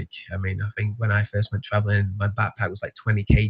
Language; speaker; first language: English; native; English